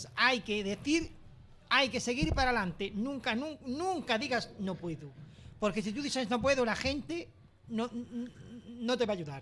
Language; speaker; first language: Spanish; native; Spanish